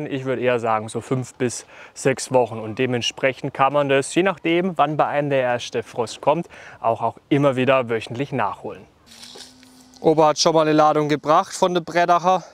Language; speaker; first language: German; native; German